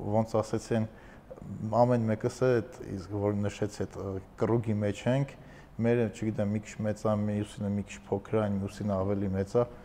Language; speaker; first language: Armenian; native; Armenian